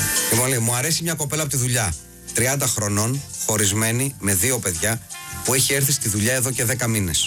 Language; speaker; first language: Greek; native; Greek